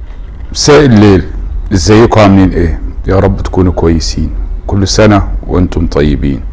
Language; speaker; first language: Arabic; native; Arabic